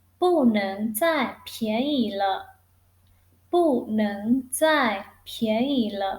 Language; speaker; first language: Chinese; non-native, fluent; Thai